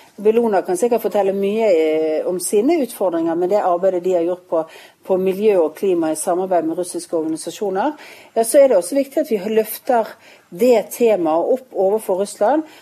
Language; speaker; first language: Norwegian; native; Norwegian